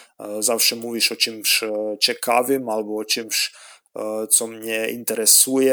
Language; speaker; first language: Polish; non-native, learner; Croatian